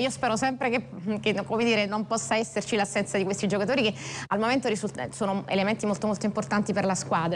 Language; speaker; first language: Italian; native; Italian